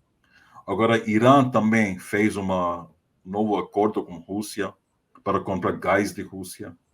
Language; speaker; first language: Portuguese; non-native, fluent; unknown